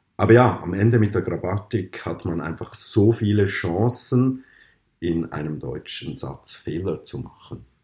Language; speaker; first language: German; native; German